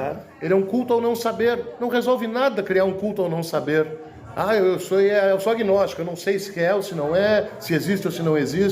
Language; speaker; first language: Portuguese; native; Portuguese